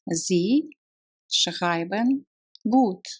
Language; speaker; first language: German; non-native, fluent; Russian